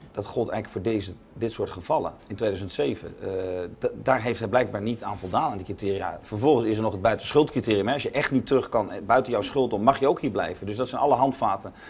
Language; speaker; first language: Dutch; native; Dutch